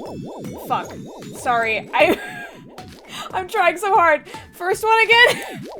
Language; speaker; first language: English; native; English